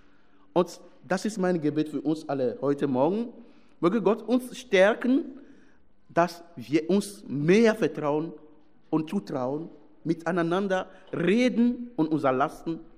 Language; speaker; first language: German; non-native, fluent; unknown